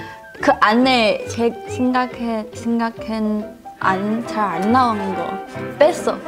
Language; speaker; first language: Korean; non-native, fluent; Chinese